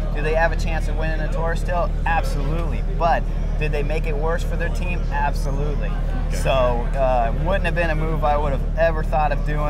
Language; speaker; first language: English; native; English